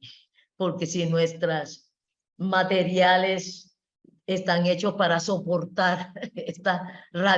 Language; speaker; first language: Spanish; native; Spanish